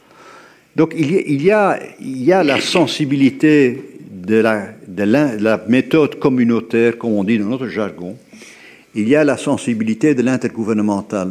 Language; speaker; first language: French; native; French